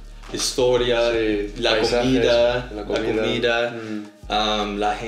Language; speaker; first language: Spanish; non-native, learner; English